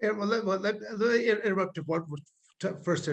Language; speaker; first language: English; native; English